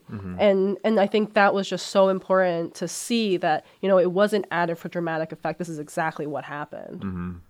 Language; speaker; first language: English; native; English